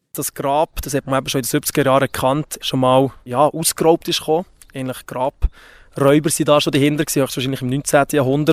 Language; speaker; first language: German; native; German